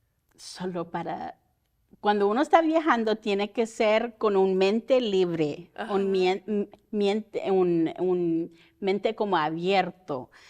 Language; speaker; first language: Spanish; early bilingual, heritage; Spanish